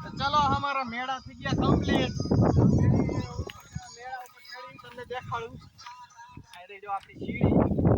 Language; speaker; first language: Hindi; non-native, local second language; Gujarati